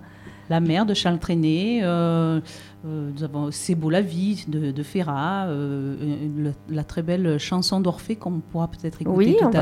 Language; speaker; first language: French; native; French